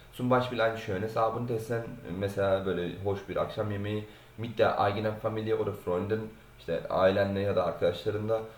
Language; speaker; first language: German; non-native, fluent; Turkish